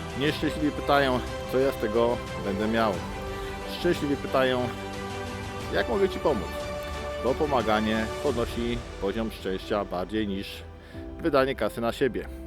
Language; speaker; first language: Polish; native; Polish